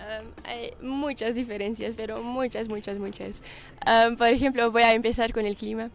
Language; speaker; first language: Spanish; non-native, learner; Dutch